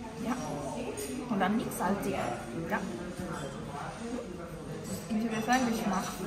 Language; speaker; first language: German; non-native, learner; Thai